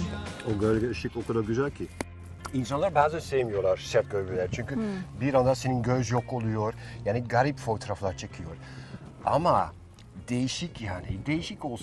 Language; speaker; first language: Turkish; non-native, fluent; Dutch